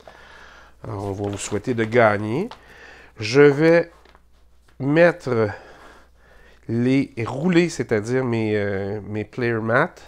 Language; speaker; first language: French; native; French